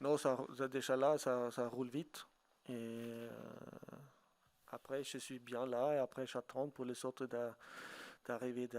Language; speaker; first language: French; non-native, fluent; Swedish